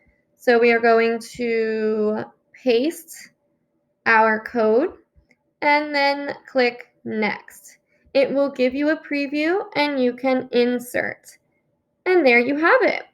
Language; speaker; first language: English; native; English